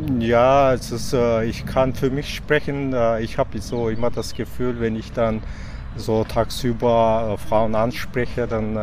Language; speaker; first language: German; non-native, learner; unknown